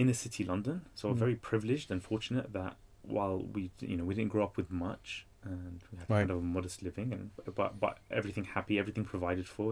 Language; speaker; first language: English; native; English